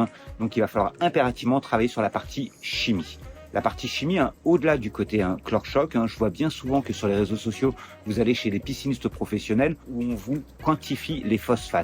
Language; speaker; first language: French; native; French